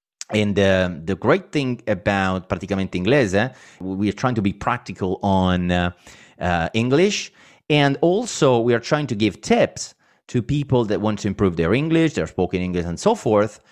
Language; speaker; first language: English; non-native, fluent; Italian